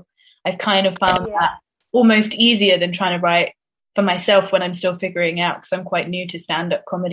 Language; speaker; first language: English; native; English